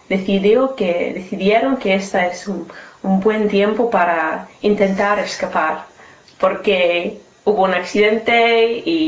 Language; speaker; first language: Spanish; non-native, learner; English